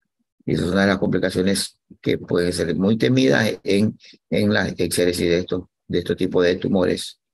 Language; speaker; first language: Spanish; native; Spanish